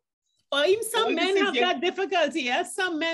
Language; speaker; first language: English; native; English